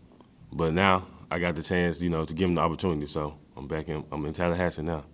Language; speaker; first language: English; native; English